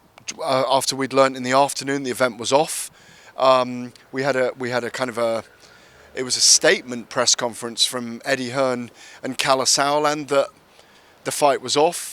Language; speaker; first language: English; native; English